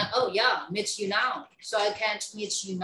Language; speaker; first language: English; non-native, learner; Vietnamese